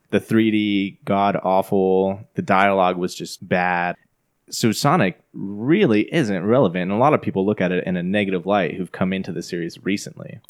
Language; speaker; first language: English; native; English